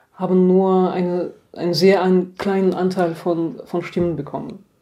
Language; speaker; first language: German; non-native, fluent; Russian